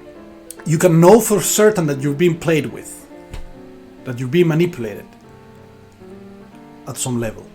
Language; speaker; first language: English; non-native, fluent; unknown